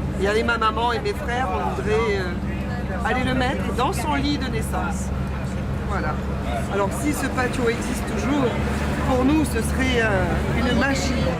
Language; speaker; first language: French; native; French